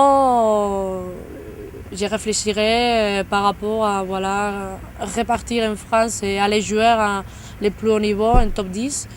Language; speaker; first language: French; non-native, fluent; Spanish